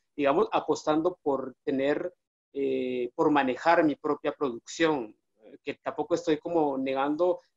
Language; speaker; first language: Spanish; native; Spanish